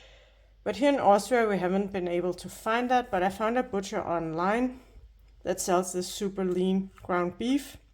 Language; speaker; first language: English; non-native, fluent; Danish